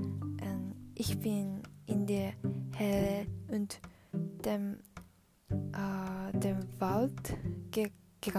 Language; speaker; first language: German; non-native, learner; Japanese